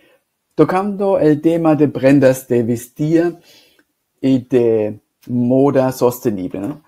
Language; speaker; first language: Spanish; non-native, fluent; German